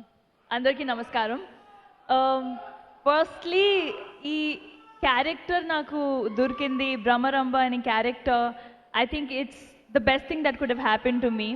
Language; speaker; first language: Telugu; non-native, learner; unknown